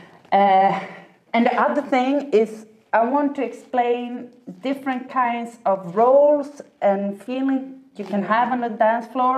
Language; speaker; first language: English; non-native, fluent; Swedish